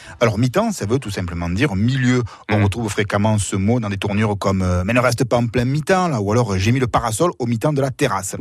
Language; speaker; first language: French; native; French